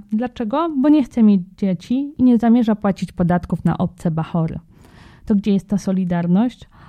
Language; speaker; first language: Polish; native; Polish